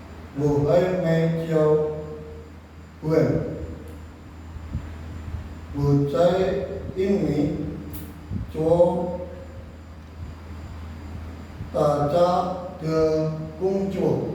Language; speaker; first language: Chinese; non-native, learner; Indonesian